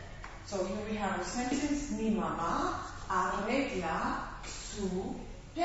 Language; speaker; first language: Spanish; non-native, fluent; English